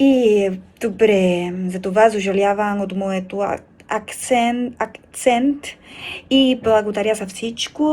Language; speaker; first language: Bulgarian; non-native, learner; Spanish